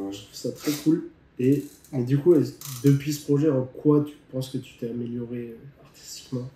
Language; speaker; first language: French; native; French